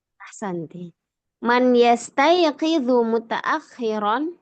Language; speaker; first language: Arabic; non-native, fluent; Indonesian